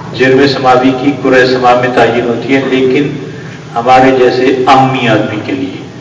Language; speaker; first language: Urdu; non-native, local second language; Pashto